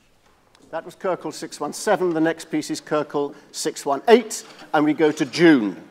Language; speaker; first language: English; native; English